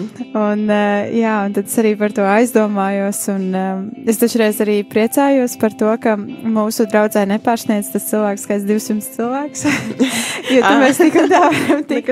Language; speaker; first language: Latvian; native; Latvian